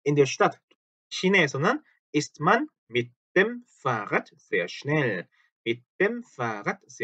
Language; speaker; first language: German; non-native, fluent; Korean